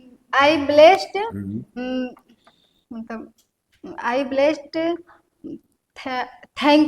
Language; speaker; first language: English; non-native, learner; Hindi